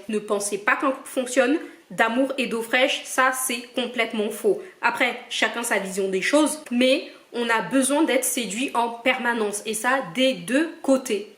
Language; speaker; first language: French; early bilingual, other home language; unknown